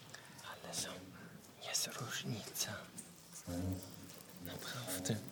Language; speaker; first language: Polish; non-native, learner; German